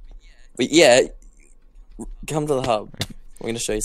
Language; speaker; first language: English; native; English